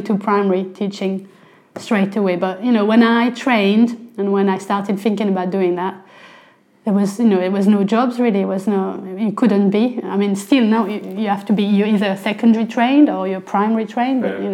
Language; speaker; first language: English; non-native, fluent; French